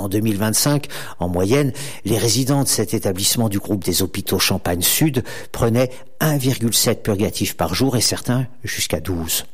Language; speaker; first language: French; native; French